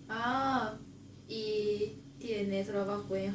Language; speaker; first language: Spanish; non-native, learner; Japanese